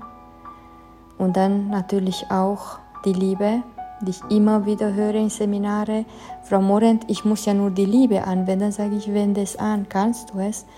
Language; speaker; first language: German; non-native, fluent; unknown